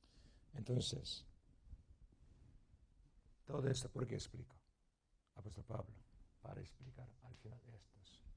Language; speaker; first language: Spanish; non-native, learner; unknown